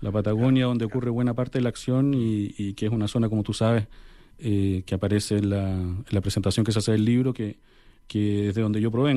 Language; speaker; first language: Spanish; native; Spanish